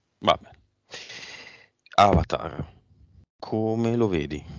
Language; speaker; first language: Italian; native; Italian